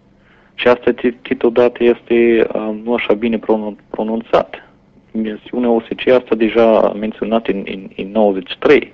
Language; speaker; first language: Romanian; non-native, fluent; German